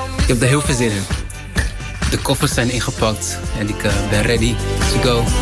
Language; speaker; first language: Dutch; early bilingual, other home language; Kinyarwanda